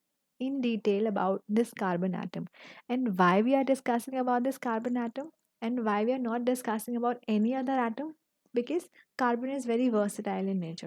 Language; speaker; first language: English; non-native, local second language; Hindi